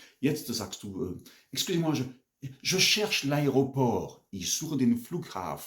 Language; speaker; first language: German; non-native, fluent; French